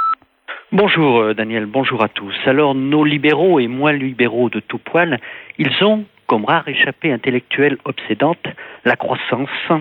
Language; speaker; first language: French; native; French